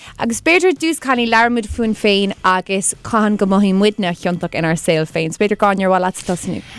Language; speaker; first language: Irish; non-native, local second language; English